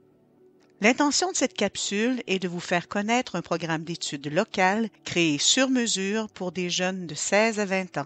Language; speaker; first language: French; native; French